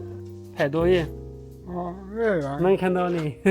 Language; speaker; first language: Chinese; non-native, local second language; Uyghur